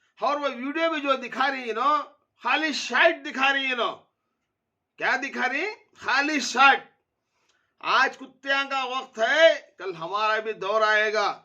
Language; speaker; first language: Hindi; native; Hindi